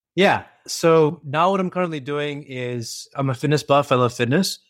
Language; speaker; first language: English; early bilingual, other home language; Hindi